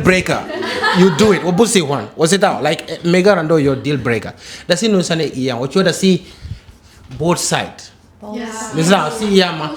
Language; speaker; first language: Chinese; non-native, learner; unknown